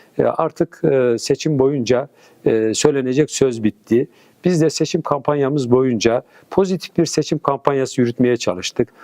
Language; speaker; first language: Turkish; native; Turkish